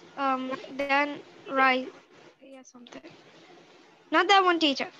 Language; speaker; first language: English; non-native, learner; Sinhala